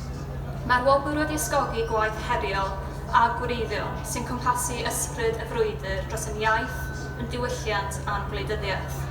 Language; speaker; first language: Welsh; native; Welsh